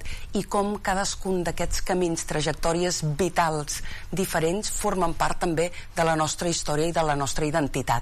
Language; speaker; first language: Catalan; native; Catalan